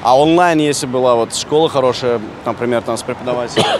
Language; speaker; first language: Russian; native; Russian